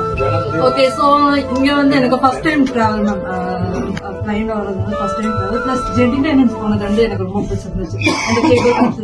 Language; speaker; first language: Tamil; native; Tamil